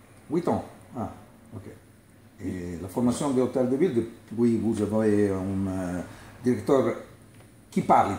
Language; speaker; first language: French; non-native, learner; Italian